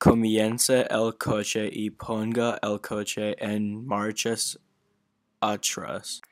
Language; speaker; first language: Spanish; non-native, learner; English